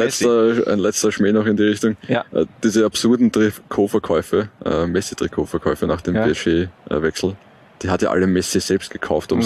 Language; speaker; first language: German; native; German